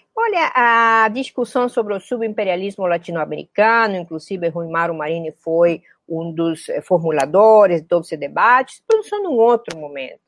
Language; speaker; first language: Portuguese; non-native, fluent; Spanish